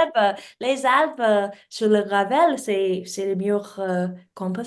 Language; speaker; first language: French; non-native, learner; English